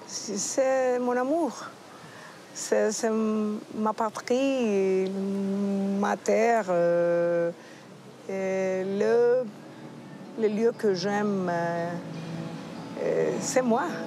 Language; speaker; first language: French; non-native, fluent; Spanish